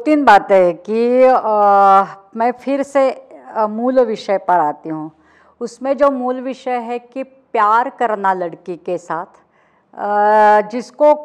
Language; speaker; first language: Hindi; non-native, local second language; Marathi